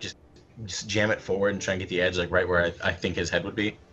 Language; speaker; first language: English; native; English